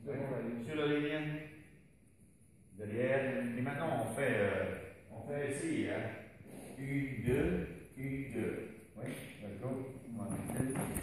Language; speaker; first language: French; non-native, learner; Dutch